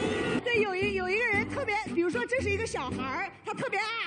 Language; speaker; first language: Chinese; native; Chinese